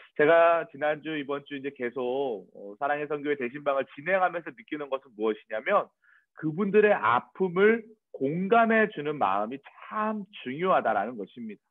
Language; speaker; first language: Korean; native; Korean